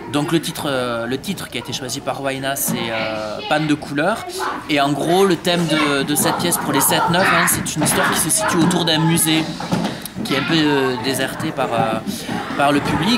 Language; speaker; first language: French; native; French